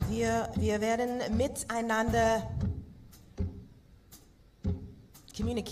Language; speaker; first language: German; non-native, learner; English